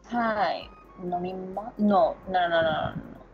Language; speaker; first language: Japanese; non-native, learner; English